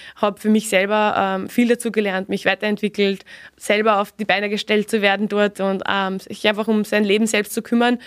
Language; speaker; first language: German; native; German